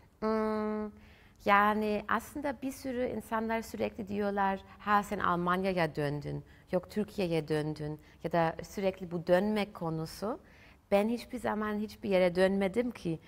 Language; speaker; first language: Turkish; early bilingual, heritage; German